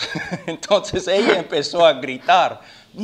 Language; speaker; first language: Spanish; non-native, fluent; English